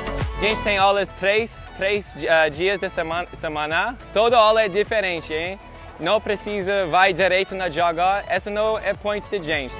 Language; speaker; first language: Portuguese; non-native, learner; English